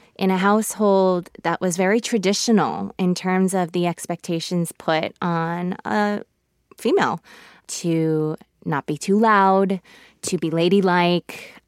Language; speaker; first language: English; early bilingual, other home language; Korean